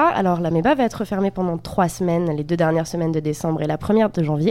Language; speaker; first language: French; native; French